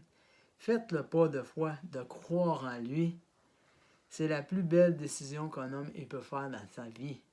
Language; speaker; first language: French; native; French